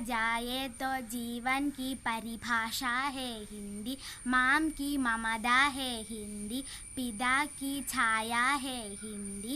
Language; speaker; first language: Hindi; non-native, local second language; Malayalam